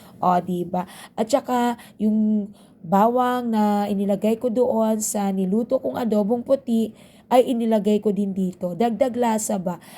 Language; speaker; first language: Filipino; non-native, local second language; Bikol